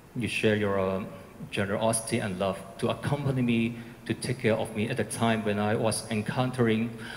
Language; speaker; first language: English; non-native, fluent; Chinese